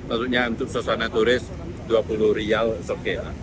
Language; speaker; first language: Indonesian; native; Indonesian